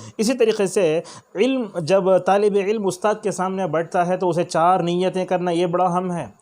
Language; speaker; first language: Urdu; native; Urdu